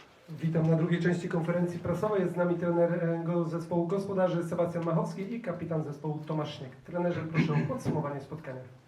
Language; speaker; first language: Polish; native; Polish